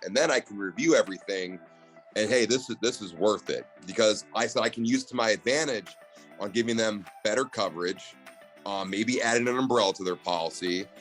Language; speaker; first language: English; native; English